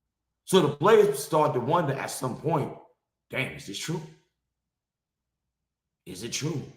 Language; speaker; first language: English; native; English